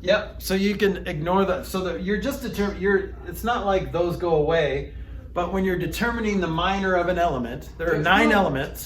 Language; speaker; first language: English; native; English